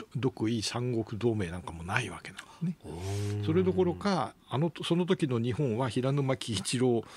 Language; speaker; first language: Japanese; native; Japanese